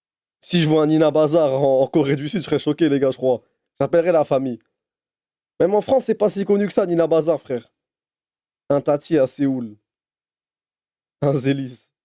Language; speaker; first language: French; native; French